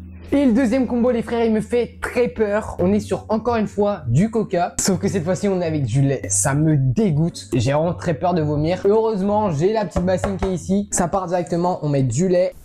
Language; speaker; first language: French; native; French